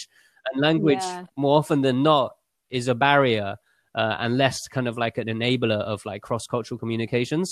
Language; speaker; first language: English; early bilingual, other home language; Chinese